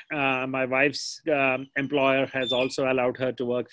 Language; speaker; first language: English; non-native, local second language; Malayalam